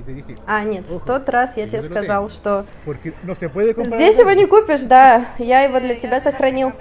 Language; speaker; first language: Russian; non-native, learner; Spanish